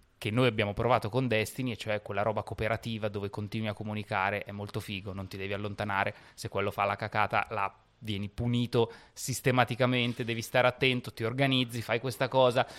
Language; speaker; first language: Italian; native; Italian